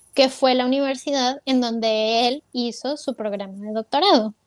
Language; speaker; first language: Spanish; native; Spanish